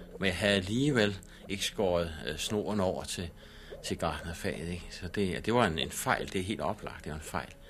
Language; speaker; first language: Danish; native; Danish